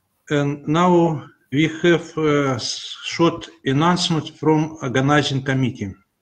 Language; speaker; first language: English; non-native, learner; Russian